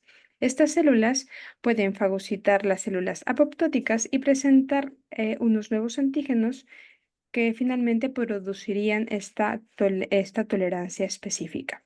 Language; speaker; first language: Spanish; native; Spanish